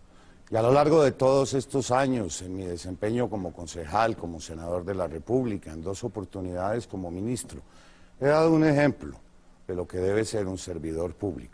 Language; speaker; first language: Spanish; native; Spanish